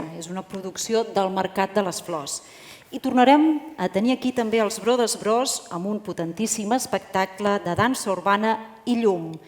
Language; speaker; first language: Catalan; native; Catalan